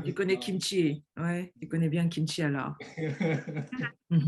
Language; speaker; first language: French; early bilingual, other home language; Korean